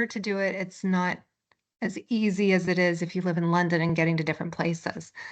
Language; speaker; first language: English; native; English